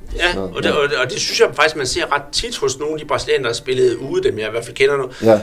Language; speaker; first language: Danish; native; Danish